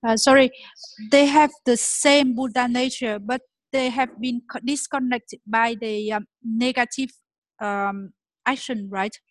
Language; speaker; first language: English; non-native, fluent; Vietnamese